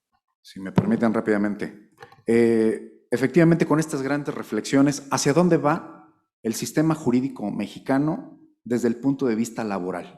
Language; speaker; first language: Spanish; native; Spanish